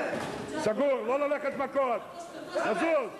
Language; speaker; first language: Hebrew; non-native, fluent; Russian